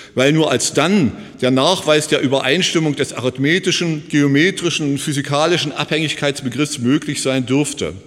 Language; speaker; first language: German; native; German